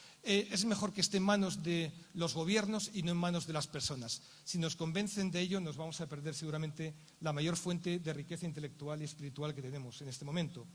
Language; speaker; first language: Spanish; native; Spanish